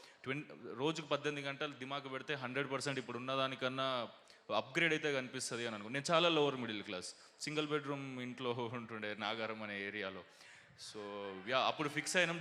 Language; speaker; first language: Telugu; native; Telugu